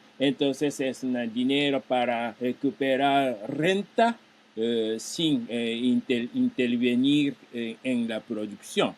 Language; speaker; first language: Spanish; non-native, fluent; Japanese